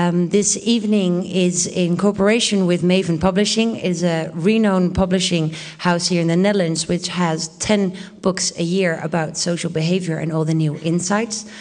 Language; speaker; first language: English; non-native, fluent; Dutch